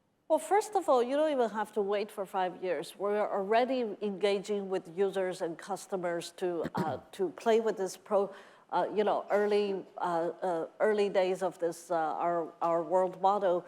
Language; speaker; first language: English; non-native, fluent; Chinese